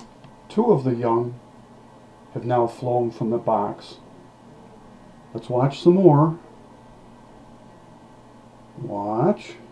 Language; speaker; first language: English; native; English